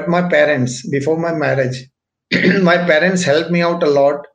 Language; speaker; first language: English; non-native, local second language; Punjabi